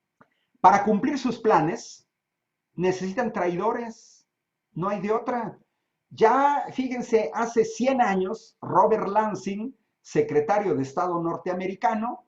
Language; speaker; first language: Spanish; native; Spanish